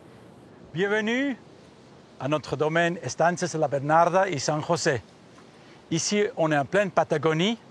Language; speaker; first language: French; early bilingual, heritage; Spanish